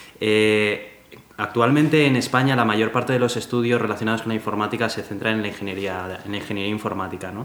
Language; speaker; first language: Spanish; native; Spanish